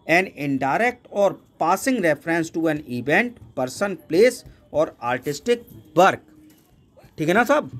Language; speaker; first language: Hindi; native; Hindi